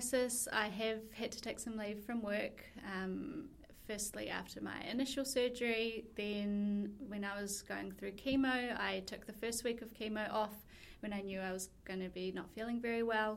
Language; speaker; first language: English; native; English